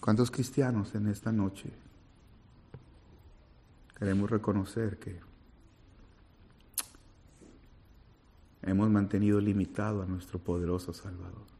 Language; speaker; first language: Spanish; native; Spanish